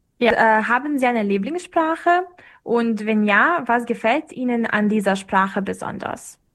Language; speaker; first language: German; non-native, fluent; Serbian